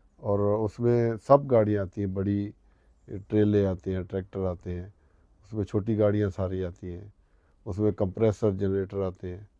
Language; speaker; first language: Urdu; non-native, local second language; Punjabi